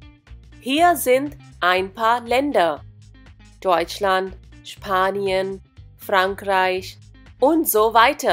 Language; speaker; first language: German; non-native, fluent; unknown